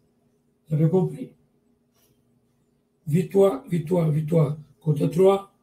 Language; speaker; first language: French; non-native, learner; Portuguese